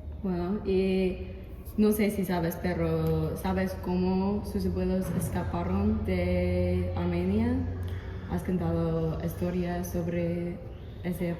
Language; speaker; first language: Spanish; non-native, learner; English